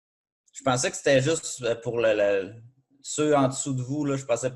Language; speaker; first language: French; native; French